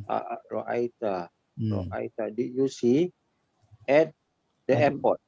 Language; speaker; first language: English; non-native, local second language; Malay